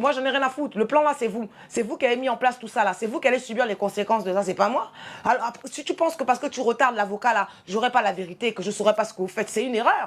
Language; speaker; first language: French; native; French